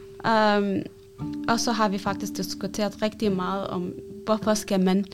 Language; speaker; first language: Danish; early bilingual, other home language; Arabic